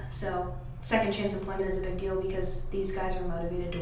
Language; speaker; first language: English; native; English